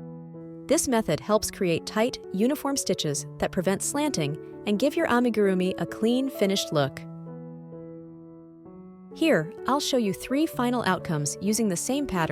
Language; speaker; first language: English; non-native, fluent; Chinese